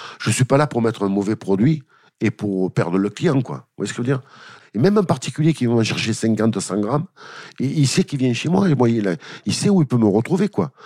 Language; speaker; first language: French; native; French